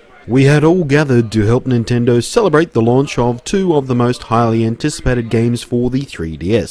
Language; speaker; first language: English; native; English